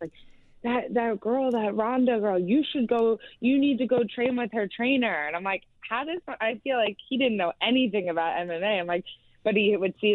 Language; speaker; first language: English; native; English